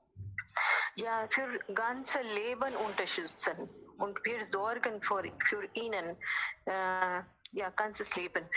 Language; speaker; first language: German; non-native, learner; Hindi